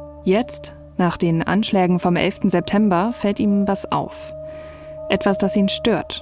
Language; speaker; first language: German; native; German